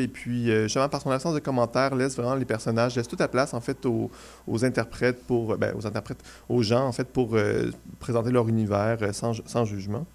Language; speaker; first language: French; native; French